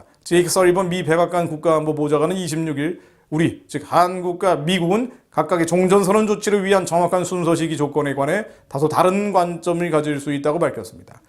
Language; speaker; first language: Korean; native; Korean